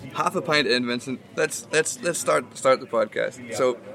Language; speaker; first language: English; native; English